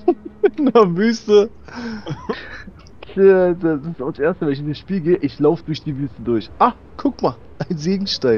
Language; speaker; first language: German; native; German